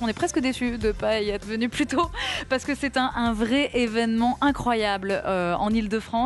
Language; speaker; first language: French; native; French